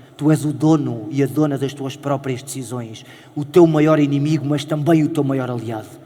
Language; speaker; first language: Portuguese; native; Portuguese